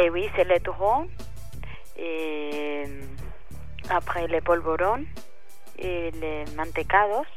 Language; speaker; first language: French; non-native, learner; Spanish